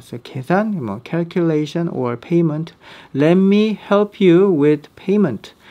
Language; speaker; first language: English; non-native, fluent; Korean